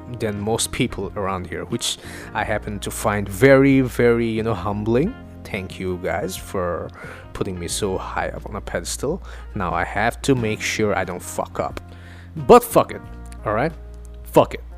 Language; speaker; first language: English; non-native, local second language; Assamese